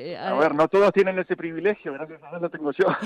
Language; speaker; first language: Spanish; native; Spanish